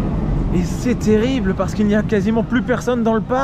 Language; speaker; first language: French; native; French